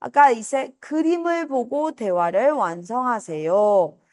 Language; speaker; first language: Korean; non-native, fluent; Spanish